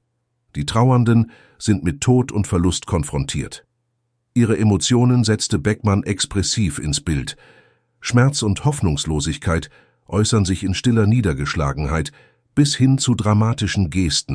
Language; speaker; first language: German; native; German